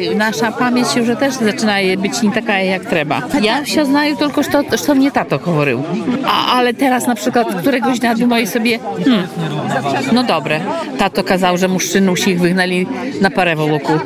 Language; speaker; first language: Polish; non-native, local second language; Belarusian